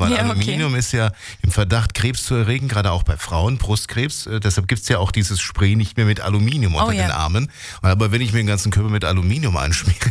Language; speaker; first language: German; native; German